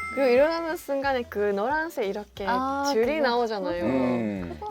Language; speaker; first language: Korean; non-native, fluent; Japanese